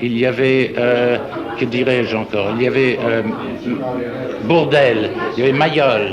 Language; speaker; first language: French; non-native, fluent; English